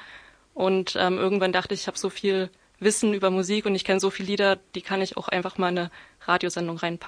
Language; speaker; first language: German; native; German